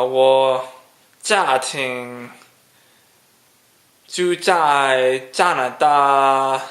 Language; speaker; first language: Chinese; non-native, learner; Cantonese